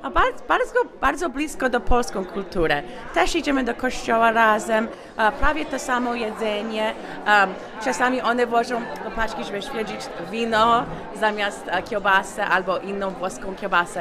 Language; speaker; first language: Polish; early bilingual, heritage; English